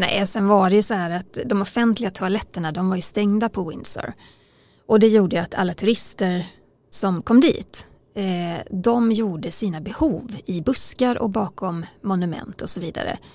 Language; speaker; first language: Swedish; native; Swedish